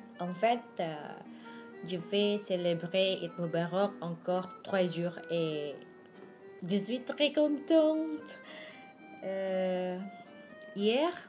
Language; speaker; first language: French; non-native, learner; Indonesian